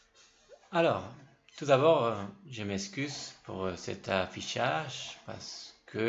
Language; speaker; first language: French; non-native, fluent; Spanish